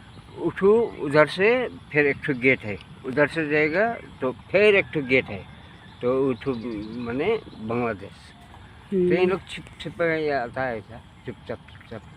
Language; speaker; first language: Hindi; non-native, local second language; Khasi